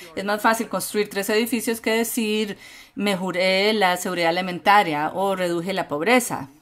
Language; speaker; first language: Spanish; non-native, fluent; English